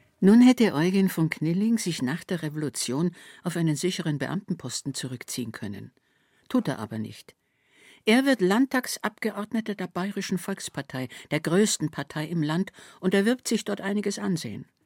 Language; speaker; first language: German; native; German